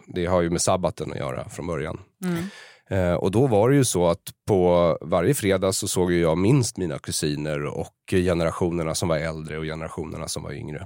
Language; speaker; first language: Swedish; native; Swedish